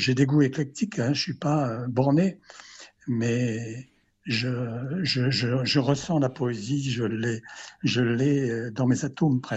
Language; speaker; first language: French; native; French